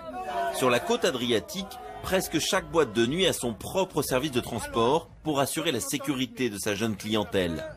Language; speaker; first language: French; native; French